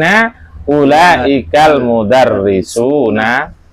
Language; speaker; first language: Arabic; non-native, fluent; Indonesian